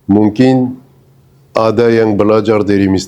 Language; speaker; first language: Indonesian; non-native, fluent; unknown